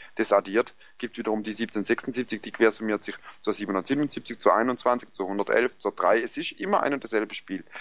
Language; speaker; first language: German; early bilingual, other home language; Greek